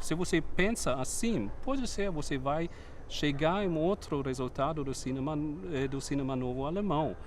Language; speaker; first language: Portuguese; non-native, fluent; German